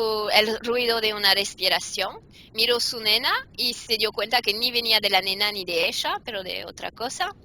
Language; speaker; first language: Spanish; non-native, fluent; French